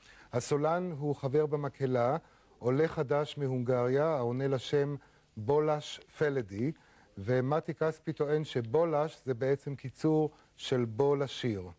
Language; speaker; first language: Hebrew; native; Hebrew